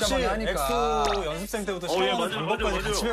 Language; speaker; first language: Korean; native; Korean